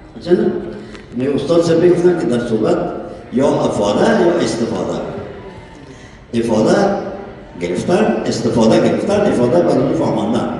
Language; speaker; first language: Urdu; non-native, fluent; Persian